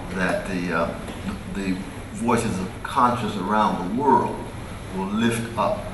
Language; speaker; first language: English; native; English